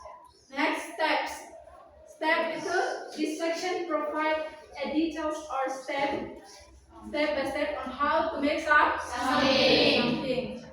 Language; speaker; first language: English; non-native, learner; Indonesian